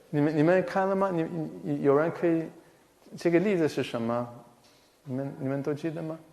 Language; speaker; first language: Chinese; non-native, fluent; English